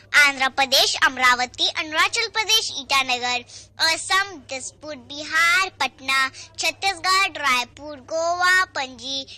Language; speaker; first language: Hindi; native; Hindi